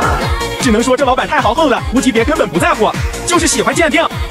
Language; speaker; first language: Chinese; native; Chinese